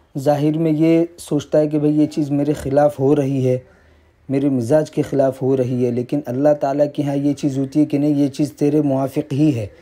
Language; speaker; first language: Urdu; non-native, local second language; Gujarati